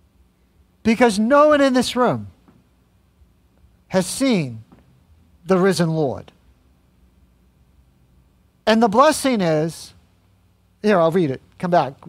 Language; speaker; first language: English; native; English